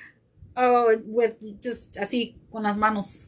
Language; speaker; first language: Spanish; early bilingual, heritage; Spanish